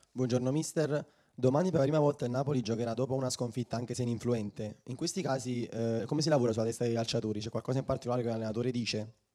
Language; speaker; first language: Italian; native; Italian